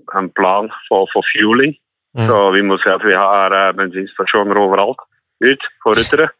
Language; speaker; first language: Norwegian; non-native, fluent; Dutch